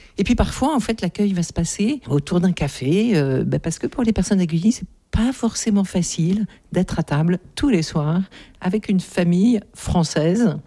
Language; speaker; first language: French; native; French